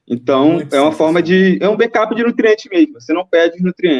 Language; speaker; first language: Portuguese; native; Portuguese